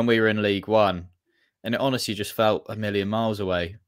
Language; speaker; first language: English; native; English